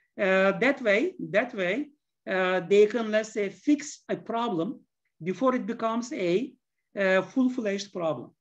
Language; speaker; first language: English; non-native, fluent; Turkish